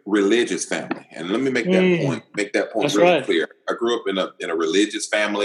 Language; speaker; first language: English; native; English